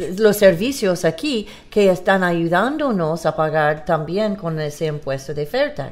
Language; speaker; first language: Spanish; non-native, learner; English